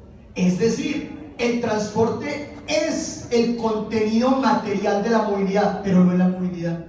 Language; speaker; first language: Spanish; native; Spanish